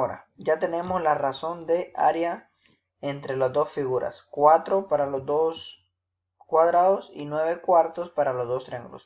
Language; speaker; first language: Spanish; native; Spanish